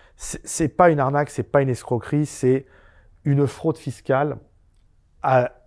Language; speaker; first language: French; native; French